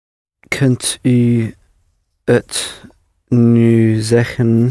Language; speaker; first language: Dutch; non-native, learner; English